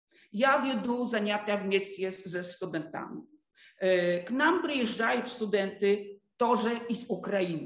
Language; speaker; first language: Russian; non-native, fluent; Polish